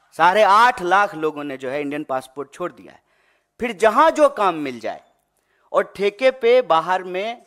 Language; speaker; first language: Hindi; native; Hindi